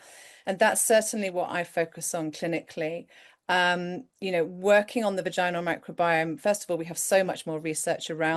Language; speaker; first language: English; native; English